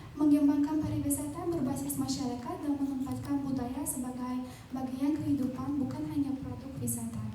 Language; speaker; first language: Indonesian; non-native, fluent; Azerbaijani